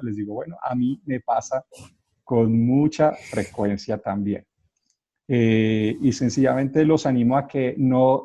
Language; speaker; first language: Spanish; native; Spanish